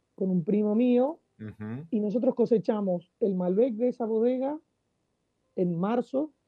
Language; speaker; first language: Spanish; native; Spanish